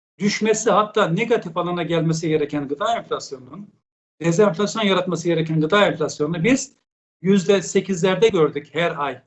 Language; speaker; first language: Turkish; native; Turkish